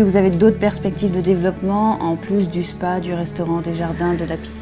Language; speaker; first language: French; native; French